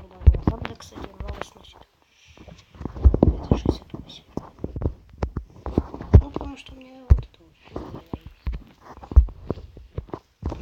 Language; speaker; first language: Russian; native; Russian